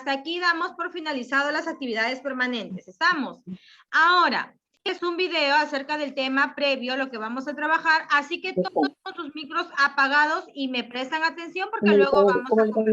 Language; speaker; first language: Spanish; native; Spanish